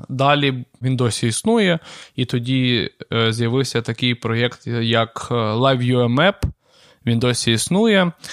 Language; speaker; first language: Ukrainian; non-native, local second language; Russian